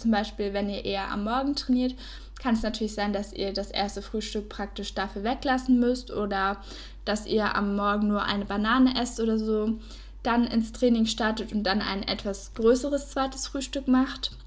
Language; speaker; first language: German; native; German